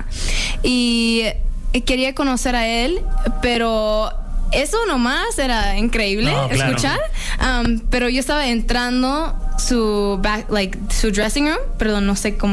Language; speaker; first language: Spanish; non-native, learner; English